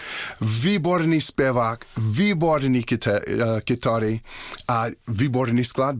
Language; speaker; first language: Czech; non-native, learner; English